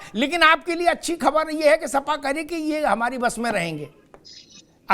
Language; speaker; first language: Hindi; native; Hindi